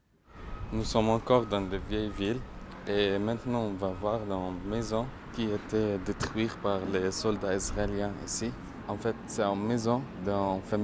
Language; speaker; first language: French; non-native, fluent; Arabic